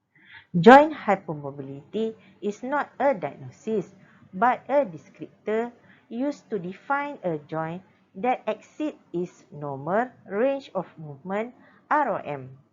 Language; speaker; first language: English; non-native, local second language; Malay